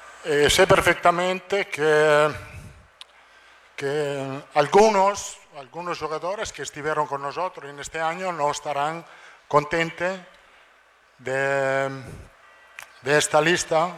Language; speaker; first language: Portuguese; non-native, learner; Italian